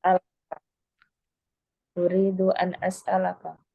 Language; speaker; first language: Arabic; non-native, learner; Indonesian